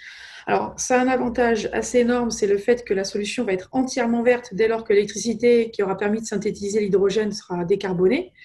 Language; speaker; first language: French; native; French